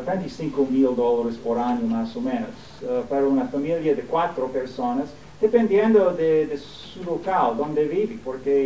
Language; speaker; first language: Spanish; non-native, fluent; English